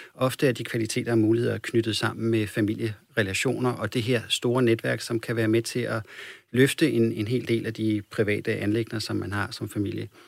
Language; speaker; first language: Danish; native; Danish